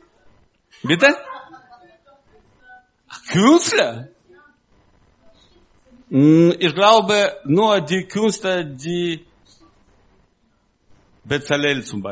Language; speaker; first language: German; non-native, learner; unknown